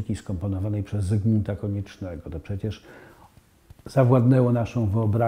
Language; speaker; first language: Polish; native; Polish